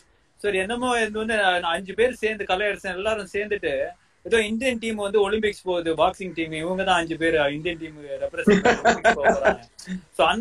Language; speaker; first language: Tamil; native; Tamil